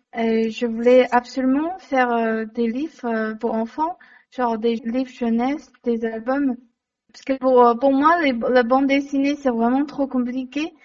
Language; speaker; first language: French; non-native, learner; Chinese